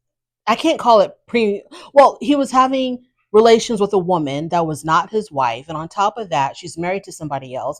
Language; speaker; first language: English; native; English